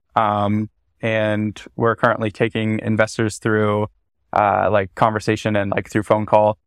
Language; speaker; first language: English; native; English